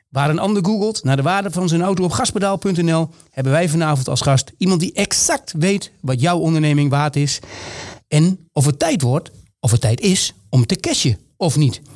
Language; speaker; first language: Dutch; native; Dutch